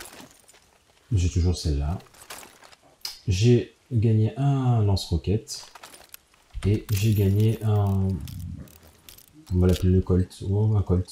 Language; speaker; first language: French; native; French